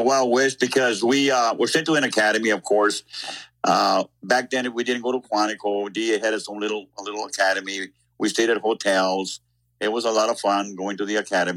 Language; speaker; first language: English; native; English